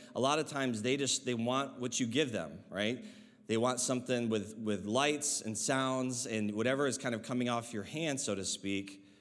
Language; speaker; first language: English; native; English